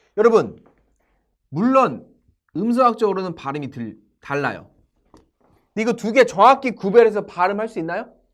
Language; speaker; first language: Korean; native; Korean